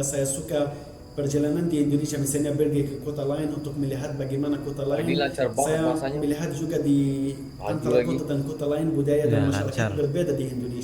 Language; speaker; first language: Indonesian; non-native, fluent; Arabic